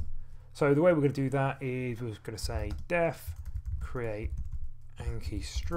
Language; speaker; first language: English; native; English